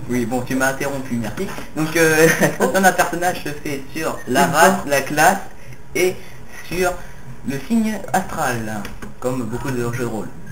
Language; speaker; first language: French; native; French